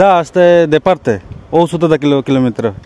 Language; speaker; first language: Romanian; non-native, learner; Bangla